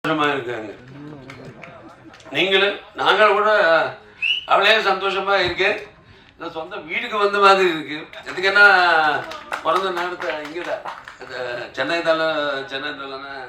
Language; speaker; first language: Tamil; non-native, local second language; Telugu